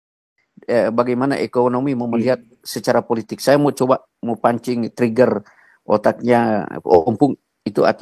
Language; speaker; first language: Indonesian; native; Indonesian